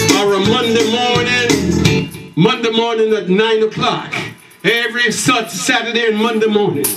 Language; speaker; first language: English; native; English